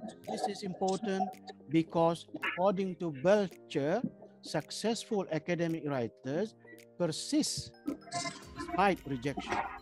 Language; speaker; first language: English; non-native, fluent; Indonesian